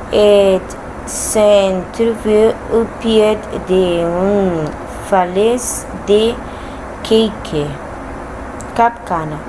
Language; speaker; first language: French; non-native, learner; Spanish